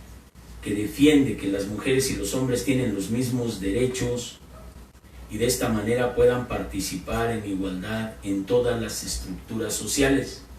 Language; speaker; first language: Spanish; native; Spanish